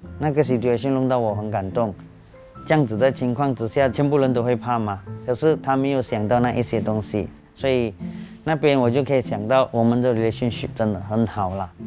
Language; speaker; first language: Chinese; non-native, local second language; Tamil